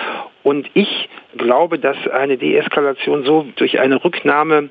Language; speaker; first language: German; native; German